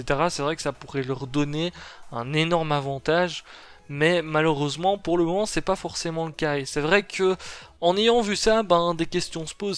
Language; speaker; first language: French; native; French